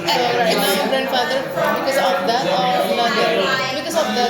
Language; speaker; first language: English; non-native, learner; Indonesian